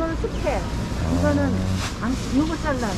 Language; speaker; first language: Korean; native; Korean